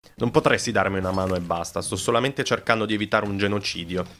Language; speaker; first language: Italian; native; Italian